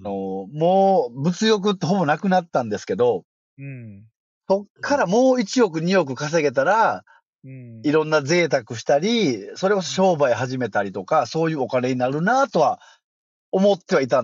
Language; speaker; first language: Japanese; native; Japanese